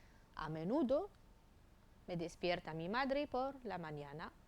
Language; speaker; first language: Spanish; non-native, fluent; Arabic